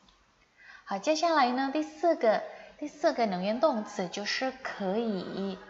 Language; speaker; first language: Chinese; non-native, fluent; Indonesian